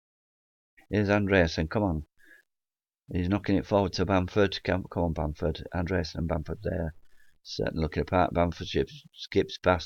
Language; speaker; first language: English; native; English